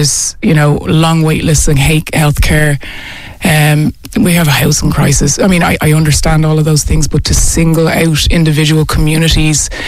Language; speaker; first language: English; native; English